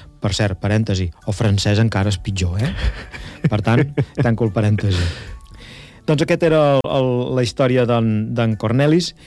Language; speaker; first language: Catalan; native; Catalan